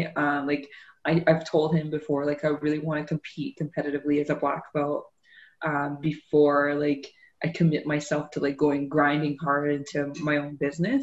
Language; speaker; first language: English; native; English